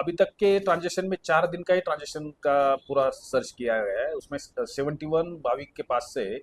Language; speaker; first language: Hindi; non-native, local second language; Marathi